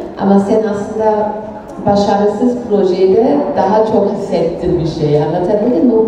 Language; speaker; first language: Turkish; non-native, fluent; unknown